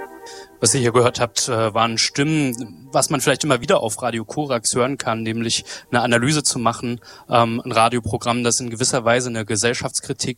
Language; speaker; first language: German; native; German